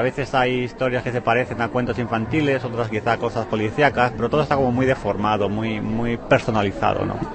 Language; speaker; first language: Spanish; native; Spanish